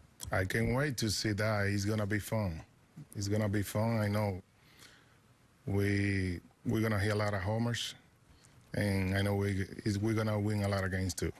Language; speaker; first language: English; non-native, learner; Spanish